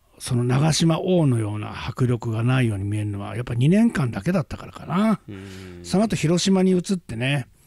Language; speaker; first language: Japanese; native; Japanese